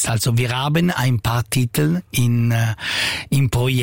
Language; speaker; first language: German; non-native, local second language; Italian